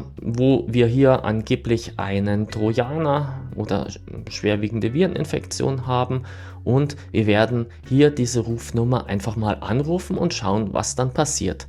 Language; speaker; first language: German; native; German